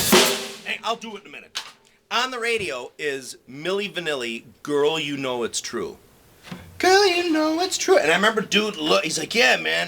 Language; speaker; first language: English; native; English